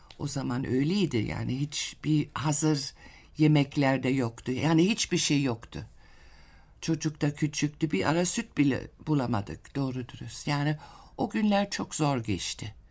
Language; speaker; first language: Turkish; non-native, fluent; German